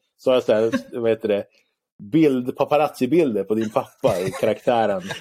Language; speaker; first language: Swedish; early bilingual, other home language; Arabic